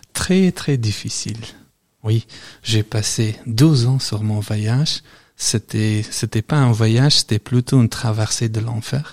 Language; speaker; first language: French; non-native, fluent; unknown